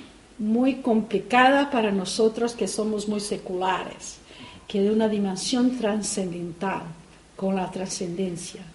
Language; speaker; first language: Spanish; non-native, fluent; Portuguese